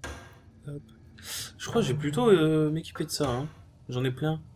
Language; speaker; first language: French; native; French